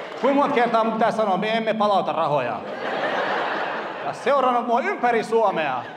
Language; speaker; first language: Finnish; early bilingual, other home language; Kurdish